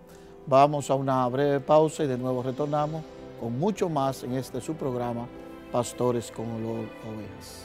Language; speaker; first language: Spanish; native; Spanish